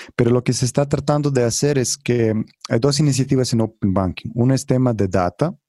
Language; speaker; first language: Spanish; non-native, fluent; Croatian